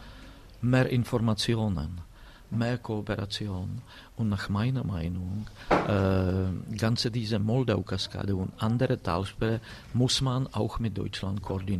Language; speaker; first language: German; non-native, fluent; Czech